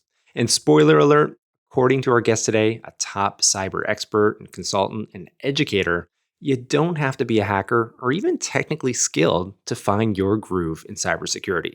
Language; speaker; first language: English; native; English